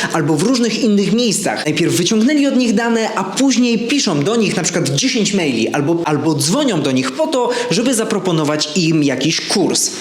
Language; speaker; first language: Polish; native; Polish